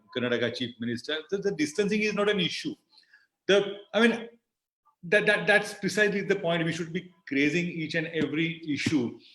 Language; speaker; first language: English; non-native, local second language; Marathi